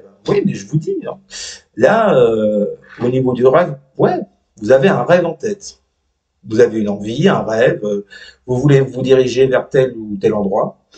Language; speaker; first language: French; native; French